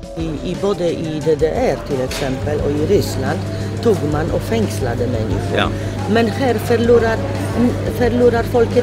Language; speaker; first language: Swedish; non-native, fluent; Polish